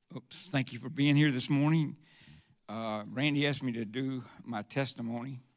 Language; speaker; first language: English; native; English